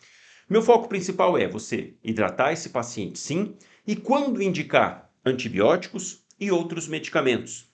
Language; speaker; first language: Portuguese; native; Portuguese